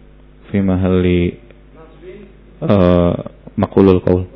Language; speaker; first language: Arabic; non-native, learner; Indonesian